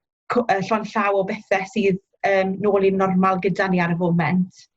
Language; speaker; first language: Welsh; native; Welsh